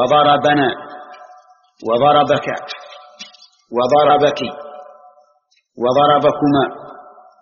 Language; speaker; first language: Arabic; native; Arabic